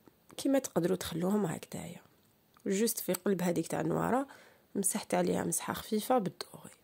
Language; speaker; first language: Arabic; native; Arabic